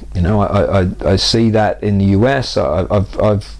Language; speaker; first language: English; native; English